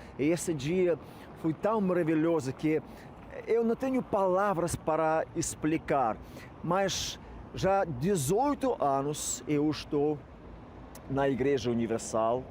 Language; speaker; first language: Portuguese; non-native, fluent; Russian